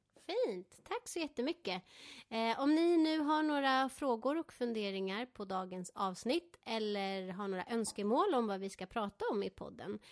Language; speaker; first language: Swedish; non-native, fluent; Spanish